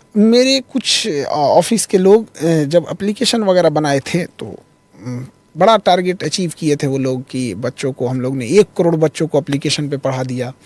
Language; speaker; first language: Hindi; native; Hindi